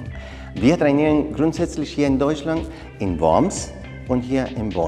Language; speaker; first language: German; non-native, fluent; Spanish